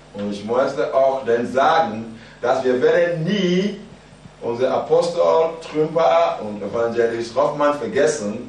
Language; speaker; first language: German; non-native, fluent; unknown